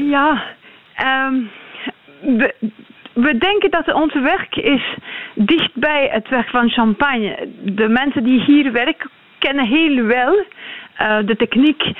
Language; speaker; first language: Dutch; non-native, learner; French